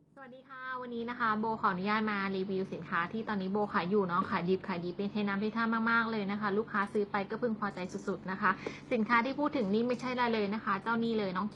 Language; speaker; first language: Thai; native; Thai